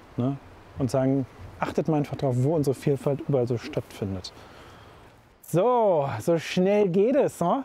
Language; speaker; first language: German; native; German